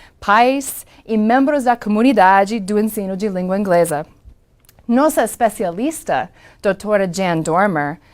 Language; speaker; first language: Portuguese; non-native, fluent; English